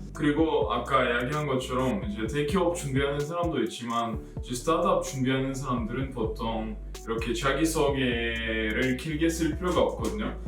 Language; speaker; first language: Korean; non-native, fluent; Russian